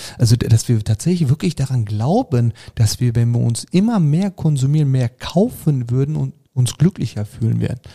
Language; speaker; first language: German; early bilingual, other home language; Turkish